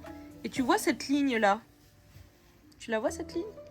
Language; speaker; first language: French; native; French